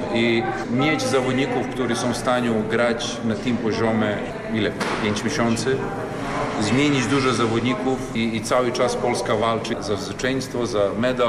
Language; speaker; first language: Polish; non-native, learner; Serbian